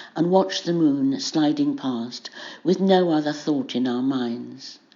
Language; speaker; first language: English; native; English